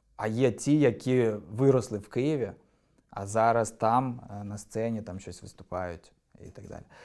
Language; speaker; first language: Ukrainian; non-native, local second language; Russian